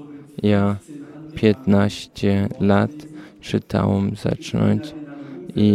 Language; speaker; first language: Polish; early bilingual, heritage; Polish